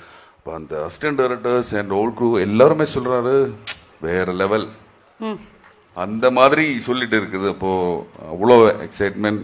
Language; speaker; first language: Tamil; non-native, learner; Malayalam